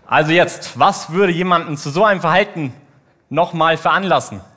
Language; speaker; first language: German; native; German